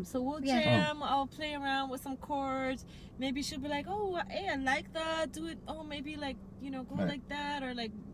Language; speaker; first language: English; native; English